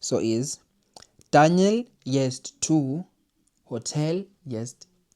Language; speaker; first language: Polish; non-native, learner; English